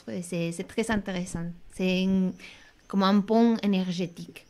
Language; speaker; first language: French; non-native, fluent; Spanish